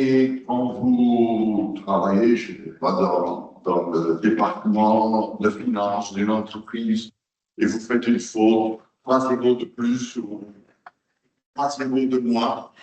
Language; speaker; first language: French; non-native, local second language; Dutch